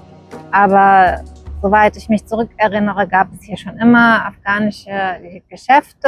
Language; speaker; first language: German; early bilingual, other home language; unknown